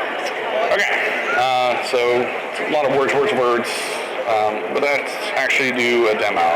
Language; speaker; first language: English; native; English